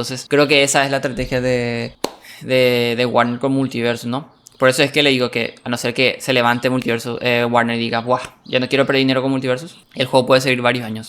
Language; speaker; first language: Spanish; native; Spanish